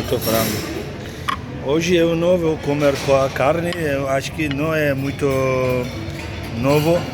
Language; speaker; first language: Portuguese; non-native, learner; Turkish